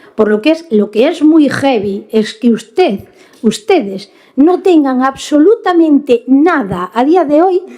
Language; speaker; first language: Spanish; non-native, local second language; Galician